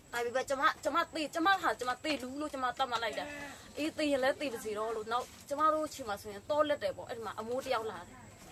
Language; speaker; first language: Burmese; native; Burmese